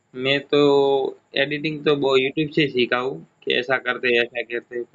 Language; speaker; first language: Hindi; non-native, local second language; Gujarati